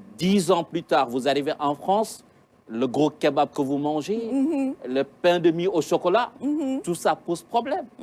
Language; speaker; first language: French; non-native, local second language; Wolof